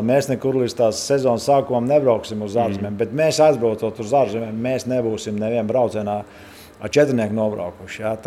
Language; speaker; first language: Latvian; native; Latvian